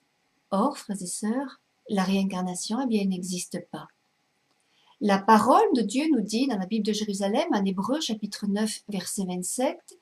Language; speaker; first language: French; native; French